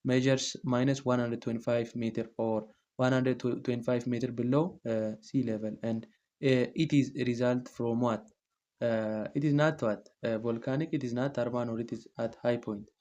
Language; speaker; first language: English; non-native, local second language; Amharic